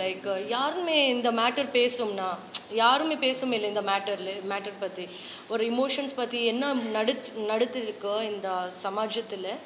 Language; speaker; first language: Tamil; non-native, learner; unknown